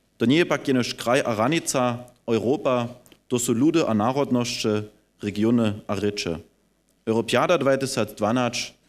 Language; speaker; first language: German; non-native, local second language; Upper Sorbian